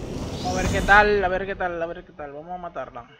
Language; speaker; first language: Spanish; native; Spanish